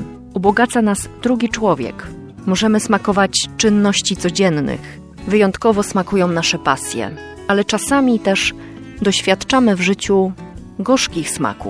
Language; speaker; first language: Polish; native; Polish